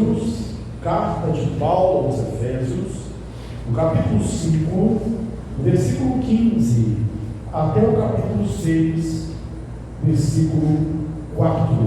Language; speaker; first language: Portuguese; native; Portuguese